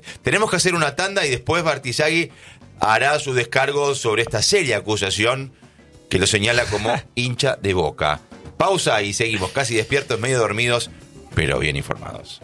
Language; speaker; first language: Spanish; native; Spanish